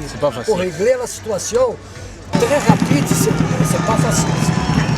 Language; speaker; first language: French; non-native, fluent; Portuguese